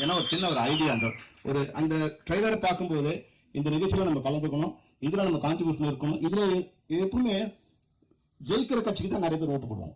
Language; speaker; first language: Tamil; native; Tamil